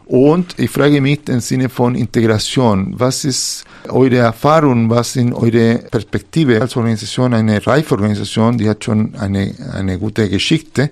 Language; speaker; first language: German; non-native, fluent; Spanish